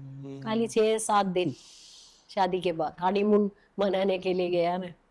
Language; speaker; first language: Hindi; non-native, local second language; Malayalam